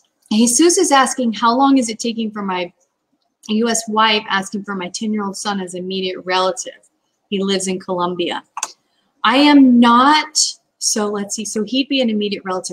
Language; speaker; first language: English; native; English